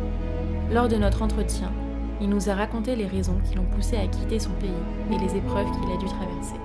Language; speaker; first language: French; native; French